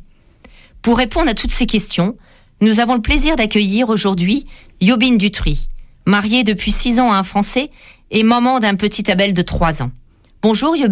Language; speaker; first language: French; native; French